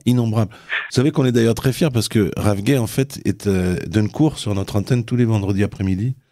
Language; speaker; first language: French; native; French